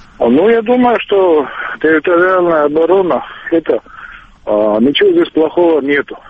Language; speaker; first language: Russian; non-native, local second language; Georgian